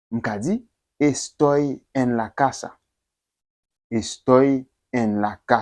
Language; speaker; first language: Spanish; non-native, fluent; Haitian Creole